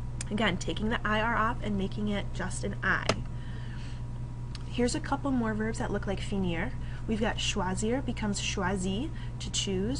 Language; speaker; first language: English; native; English